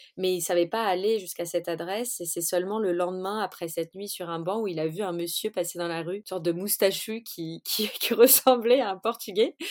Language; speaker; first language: French; early bilingual, other home language; Portuguese